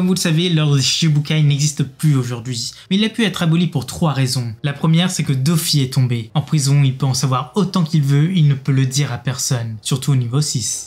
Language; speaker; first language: French; native; French